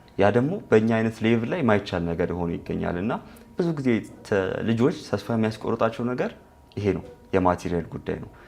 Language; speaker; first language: Amharic; non-native, local second language; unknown